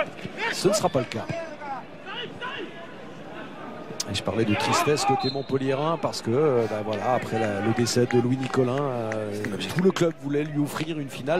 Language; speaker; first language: French; native; French